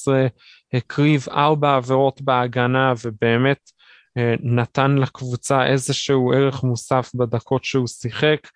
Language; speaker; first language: Hebrew; native; Hebrew